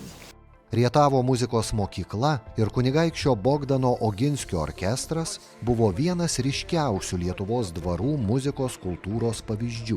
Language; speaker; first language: Lithuanian; native; Lithuanian